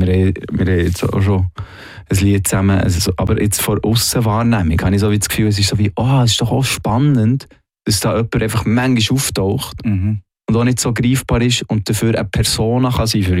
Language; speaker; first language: German; native; German